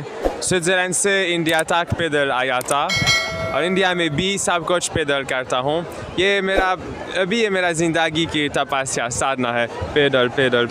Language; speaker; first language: Hindi; non-native, learner; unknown